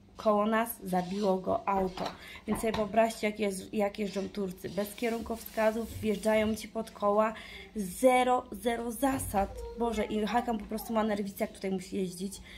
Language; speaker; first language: Polish; early bilingual, heritage; Polish